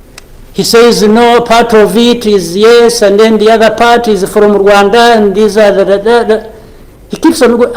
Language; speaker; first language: English; non-native, local second language; Kinyarwanda